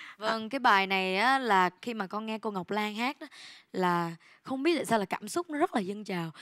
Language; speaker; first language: Vietnamese; early bilingual, heritage; Vietnamese